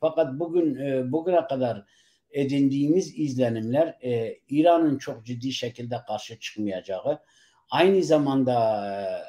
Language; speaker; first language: Turkish; non-native, local second language; Kurdish